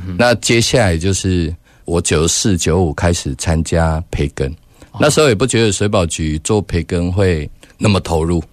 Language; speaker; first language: Chinese; native; Chinese